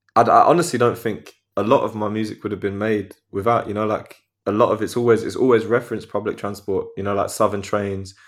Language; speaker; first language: English; native; English